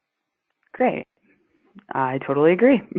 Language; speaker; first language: English; native; English